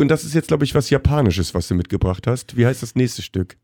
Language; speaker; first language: German; native; German